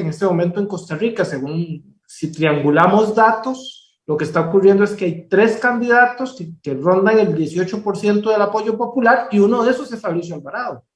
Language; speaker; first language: Spanish; native; Spanish